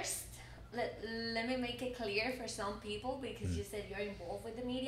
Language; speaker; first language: English; non-native, fluent; Spanish